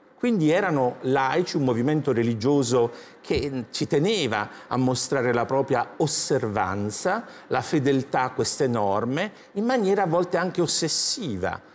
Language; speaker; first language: Italian; native; Italian